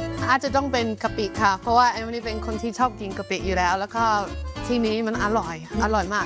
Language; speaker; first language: Thai; non-native, fluent; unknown